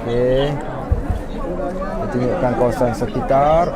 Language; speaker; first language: Malay; native; Malay